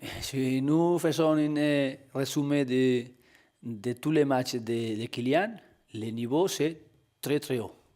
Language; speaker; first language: French; non-native, learner; Spanish